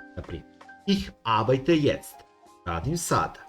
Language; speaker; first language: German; non-native, fluent; Serbian